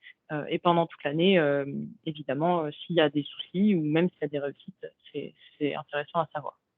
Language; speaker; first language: French; native; French